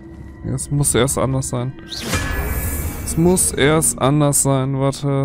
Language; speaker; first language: German; native; German